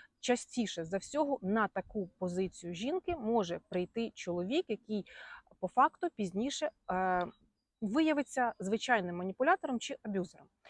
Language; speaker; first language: Ukrainian; non-native, local second language; Russian